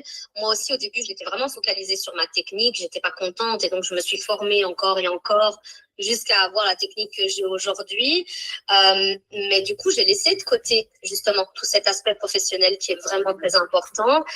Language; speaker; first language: French; native; French